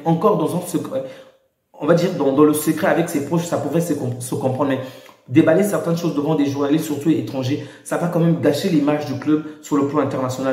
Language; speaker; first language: French; native; French